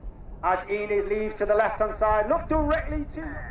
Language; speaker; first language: English; native; English